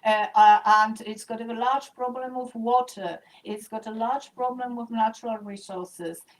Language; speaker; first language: English; non-native, fluent; Polish